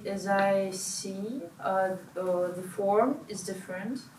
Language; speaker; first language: English; non-native, learner; Russian